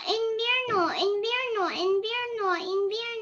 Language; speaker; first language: Spanish; non-native, learner; English